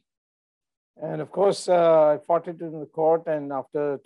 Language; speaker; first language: English; non-native, local second language; Tamil